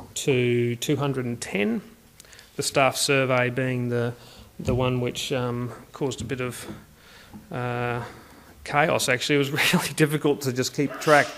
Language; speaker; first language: English; native; English